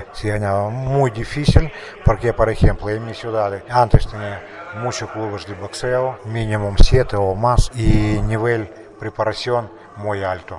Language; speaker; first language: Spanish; non-native, learner; Russian